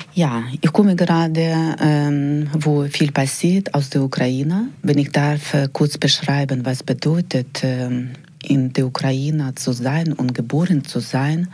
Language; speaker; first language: German; non-native, fluent; Ukrainian